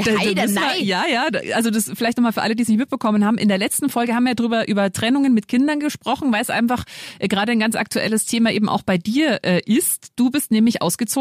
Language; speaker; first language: German; native; German